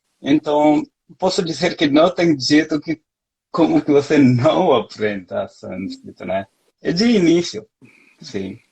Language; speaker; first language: Portuguese; non-native, fluent; Hindi